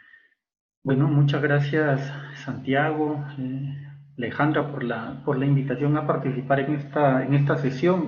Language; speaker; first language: Spanish; native; Spanish